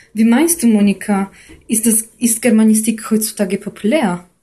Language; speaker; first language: German; non-native, fluent; Polish